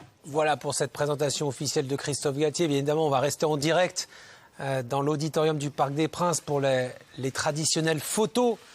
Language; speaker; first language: French; native; French